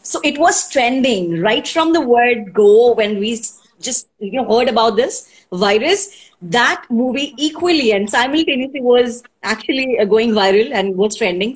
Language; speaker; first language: English; non-native, local second language; Hindi